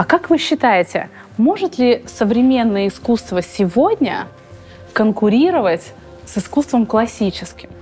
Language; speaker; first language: Russian; native; Russian